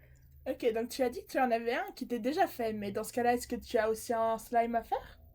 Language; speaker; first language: French; native; French